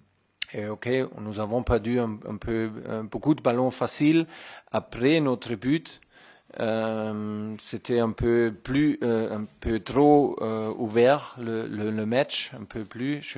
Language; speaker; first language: French; non-native, fluent; German